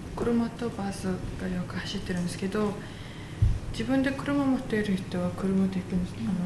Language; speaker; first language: Japanese; non-native, fluent; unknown